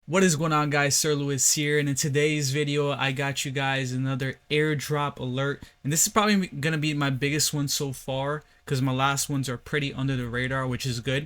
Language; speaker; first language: English; native; English